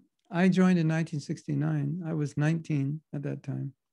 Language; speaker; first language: English; native; English